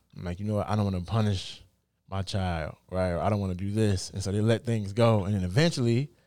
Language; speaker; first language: English; native; English